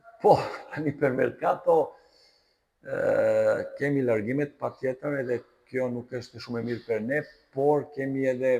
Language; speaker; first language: Albanian; non-native, fluent; Serbian